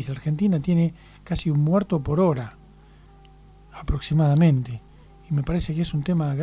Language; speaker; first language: Spanish; native; Spanish